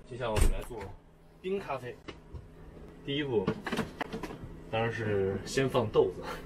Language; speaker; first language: Chinese; native; Chinese